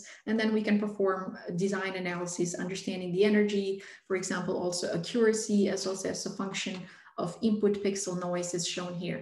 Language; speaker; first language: English; non-native, fluent; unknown